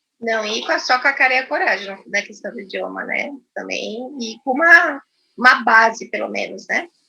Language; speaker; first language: Portuguese; non-native, fluent; Spanish